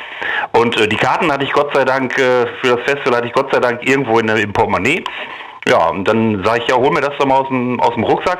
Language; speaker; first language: German; native; German